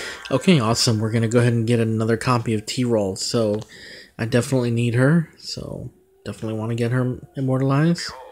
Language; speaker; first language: English; native; English